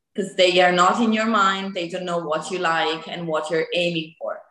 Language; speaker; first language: English; non-native, fluent; Italian